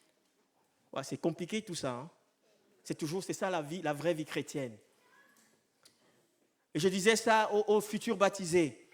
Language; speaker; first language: French; native; French